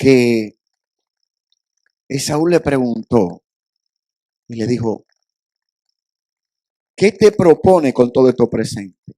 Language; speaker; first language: Spanish; native; Spanish